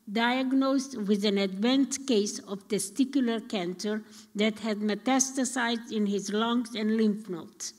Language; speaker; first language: English; non-native, fluent; Romanian